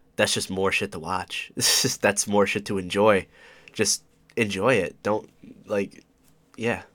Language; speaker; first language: English; native; English